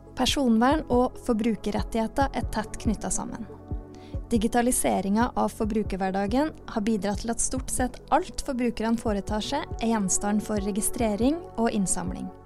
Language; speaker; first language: Norwegian; native; Norwegian